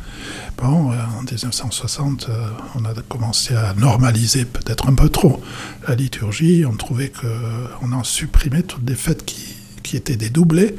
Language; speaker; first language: French; native; French